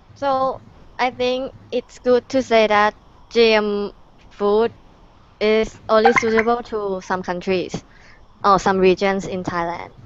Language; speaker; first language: English; non-native, fluent; Thai